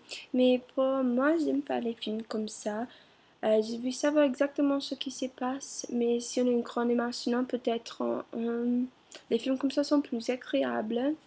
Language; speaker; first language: French; non-native, learner; English